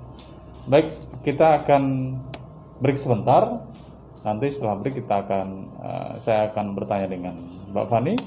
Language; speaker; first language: Indonesian; native; Indonesian